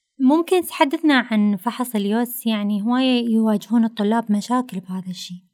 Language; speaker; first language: Arabic; native; Arabic